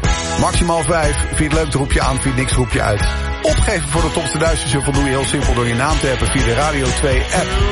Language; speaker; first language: Dutch; native; Dutch